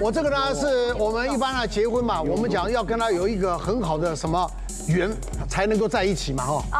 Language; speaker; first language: Chinese; native; Chinese